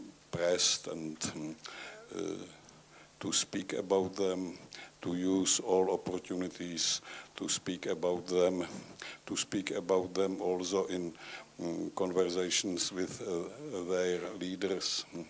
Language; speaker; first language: English; non-native, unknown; Czech